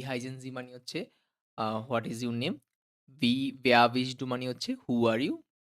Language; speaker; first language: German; non-native, fluent; Bangla